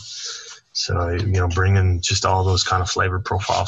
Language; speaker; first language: English; native; English